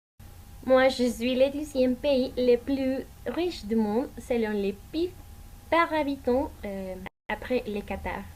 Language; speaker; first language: French; non-native, learner; Spanish